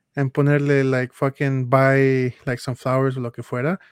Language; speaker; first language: English; early bilingual, other home language; Spanish